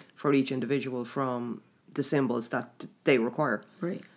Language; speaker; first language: English; native; English